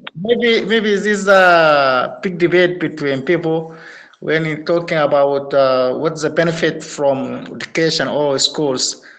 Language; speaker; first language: English; non-native, learner; Arabic